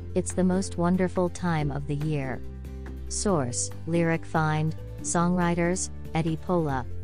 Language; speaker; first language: English; non-native, fluent; Thai